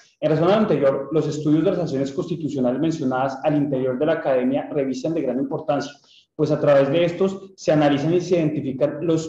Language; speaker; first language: Spanish; native; Spanish